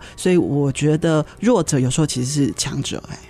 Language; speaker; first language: Chinese; native; Chinese